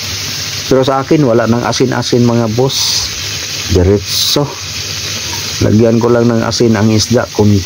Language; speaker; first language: Filipino; non-native, local second language; Cebuano